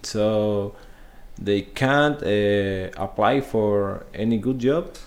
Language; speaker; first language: English; non-native, learner; Spanish